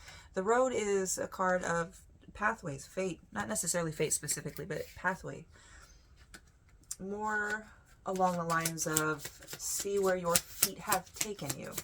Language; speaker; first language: English; native; English